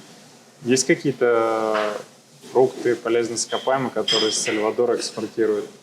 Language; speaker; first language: Russian; native; Russian